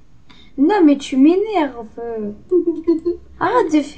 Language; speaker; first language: French; native; French